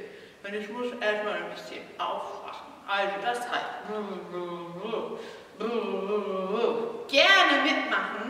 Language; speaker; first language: German; non-native, fluent; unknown